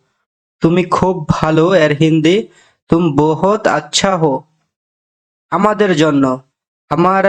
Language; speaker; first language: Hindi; non-native, fluent; Bangla